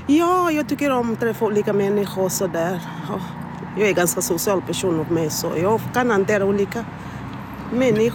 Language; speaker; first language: Swedish; non-native, fluent; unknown